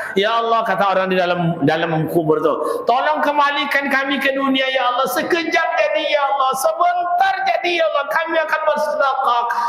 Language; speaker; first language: Malay; native; Malay